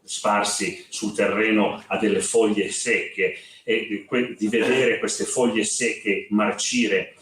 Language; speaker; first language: Italian; native; Italian